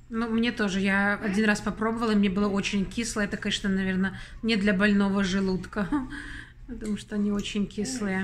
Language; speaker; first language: Russian; native; Russian